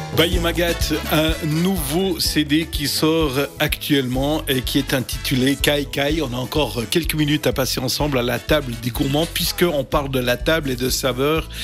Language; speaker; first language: French; native; French